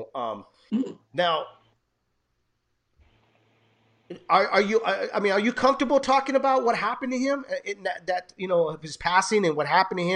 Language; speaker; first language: English; early bilingual, other home language; Spanish